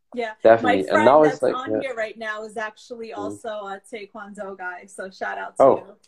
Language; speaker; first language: English; early bilingual, other home language; Russian